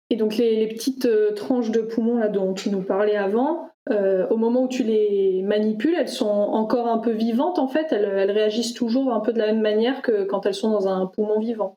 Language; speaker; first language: French; native; French